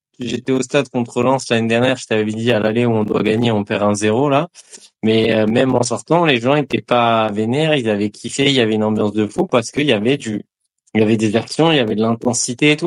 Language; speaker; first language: French; native; French